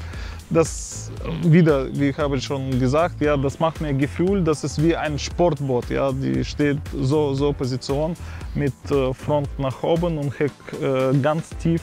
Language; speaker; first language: German; non-native, fluent; Russian